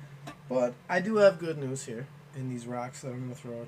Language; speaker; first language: English; native; English